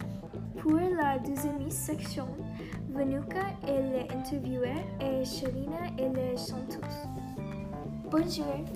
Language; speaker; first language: French; non-native, learner; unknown